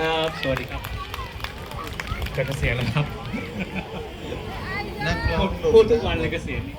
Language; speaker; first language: Thai; native; Thai